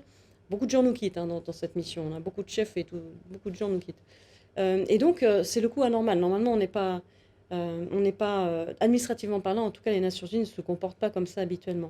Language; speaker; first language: French; native; French